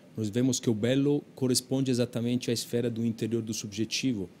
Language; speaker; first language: Portuguese; non-native, fluent; Italian